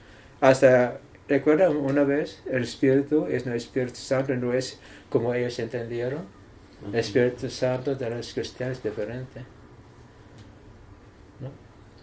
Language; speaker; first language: Spanish; non-native, learner; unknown